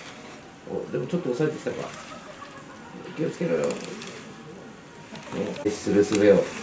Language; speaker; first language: Japanese; native; Japanese